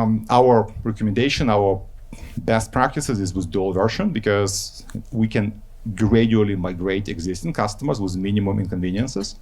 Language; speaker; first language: English; non-native, fluent; Ukrainian